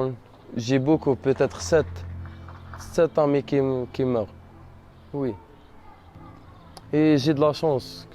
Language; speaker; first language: French; non-native, learner; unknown